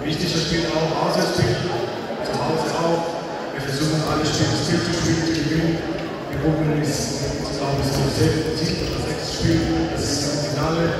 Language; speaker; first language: German; non-native, learner; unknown